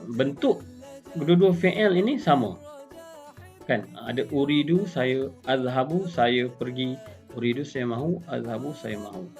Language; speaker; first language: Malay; native; Malay